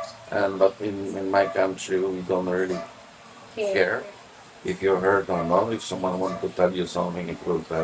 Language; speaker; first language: English; non-native, learner; Polish